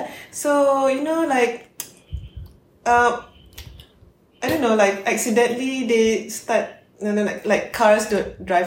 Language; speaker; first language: English; non-native, local second language; Malay